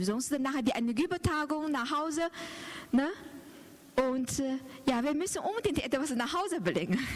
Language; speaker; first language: German; non-native, learner; Chinese